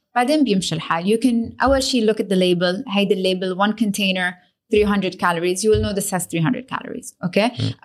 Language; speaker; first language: English; early bilingual, other home language; Arabic